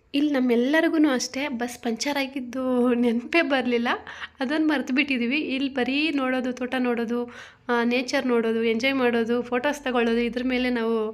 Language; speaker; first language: Kannada; non-native, local second language; Telugu